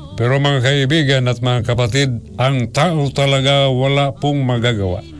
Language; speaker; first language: Filipino; non-native, local second language; Cebuano